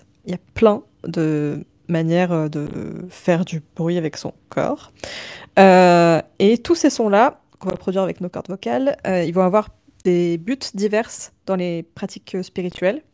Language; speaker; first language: French; native; French